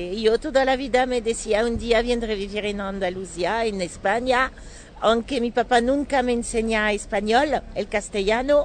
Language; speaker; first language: Spanish; non-native, fluent; French